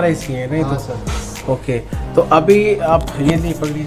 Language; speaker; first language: Hindi; native; Hindi